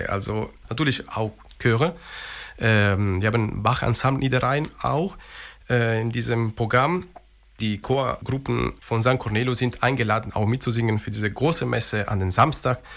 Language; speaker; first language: German; non-native, fluent; Italian